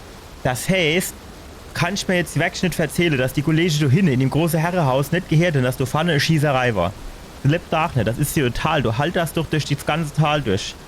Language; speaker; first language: German; native; German